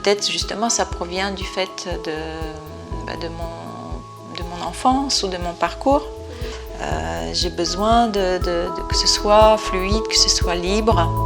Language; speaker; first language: French; non-native, fluent; Bulgarian